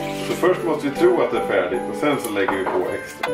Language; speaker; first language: Swedish; native; Swedish